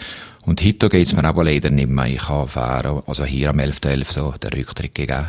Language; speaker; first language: German; native; German